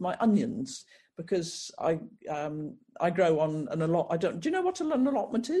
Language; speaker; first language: English; native; English